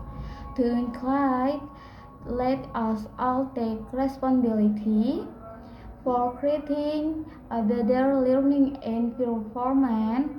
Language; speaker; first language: English; non-native, learner; Indonesian